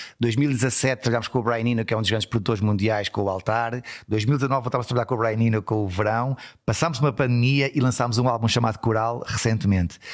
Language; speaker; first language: Portuguese; early bilingual, heritage; Portuguese